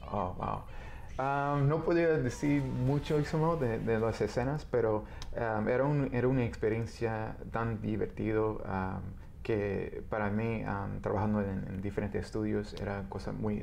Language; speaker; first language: Spanish; early bilingual, heritage; Spanish